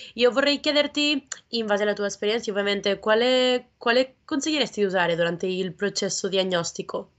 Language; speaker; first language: Italian; non-native, fluent; Spanish